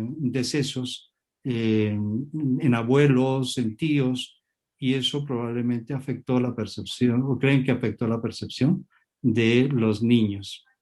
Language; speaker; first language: Spanish; native; Spanish